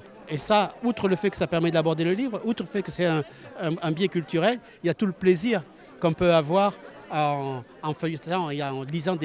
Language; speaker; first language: French; native; French